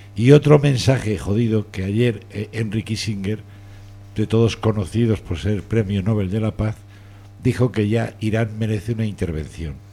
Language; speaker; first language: Spanish; native; Spanish